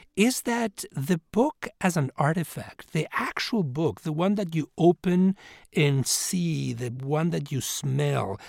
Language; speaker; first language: English; non-native, fluent; Spanish